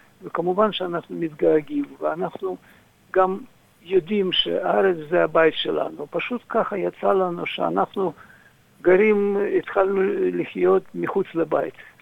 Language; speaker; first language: Hebrew; non-native, fluent; Russian